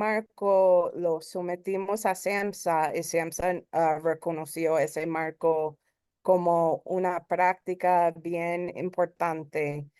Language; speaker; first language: Spanish; early bilingual, heritage; Spanish